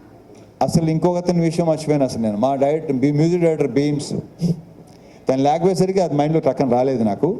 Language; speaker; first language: Telugu; native; Telugu